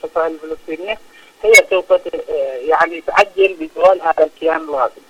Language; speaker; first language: Arabic; native; Arabic